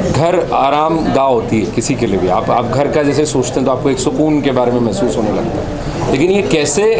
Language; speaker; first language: Hindi; native; Hindi